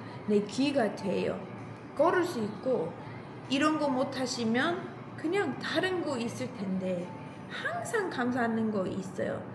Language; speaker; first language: Korean; non-native, learner; English